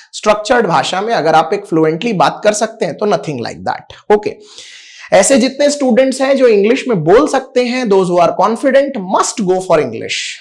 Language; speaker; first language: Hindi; non-native, local second language; Marathi